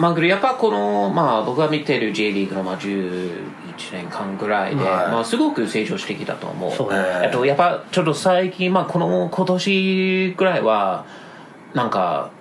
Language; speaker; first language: Japanese; non-native, fluent; English